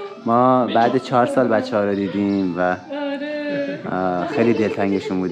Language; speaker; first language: Persian; native; Persian